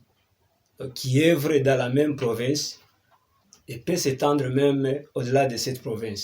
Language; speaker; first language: French; non-native, local second language; Kinyarwanda